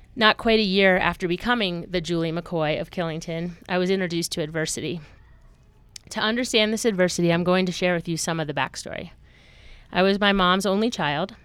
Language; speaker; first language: English; native; English